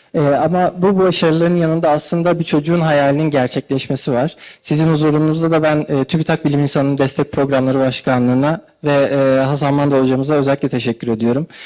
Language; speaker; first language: Turkish; native; Turkish